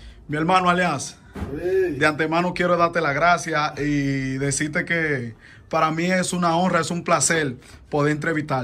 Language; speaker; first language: Spanish; native; Spanish